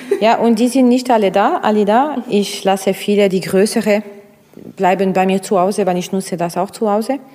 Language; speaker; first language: German; non-native, fluent; Russian